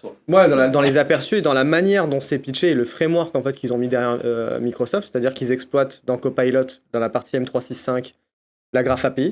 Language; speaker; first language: French; native; French